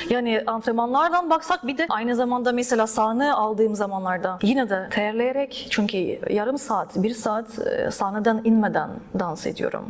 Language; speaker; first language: Turkish; early bilingual, other home language; Russian